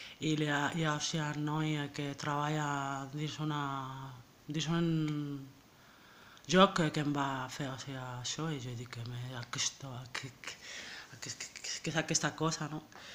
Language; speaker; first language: Catalan; non-native, learner; French